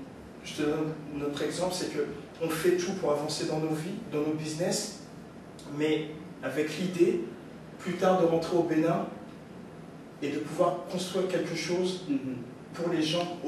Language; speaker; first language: French; early bilingual, other home language; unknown